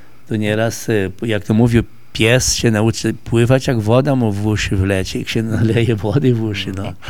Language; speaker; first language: Polish; early bilingual, heritage; Polish